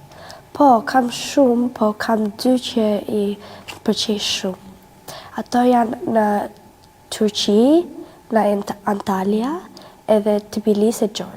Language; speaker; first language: Albanian; early bilingual, heritage; Albanian